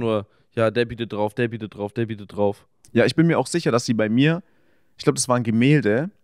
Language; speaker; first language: German; native; German